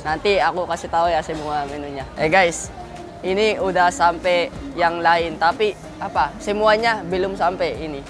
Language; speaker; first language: Indonesian; non-native, learner; Filipino